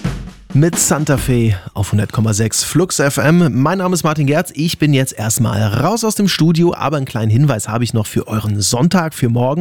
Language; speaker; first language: German; native; German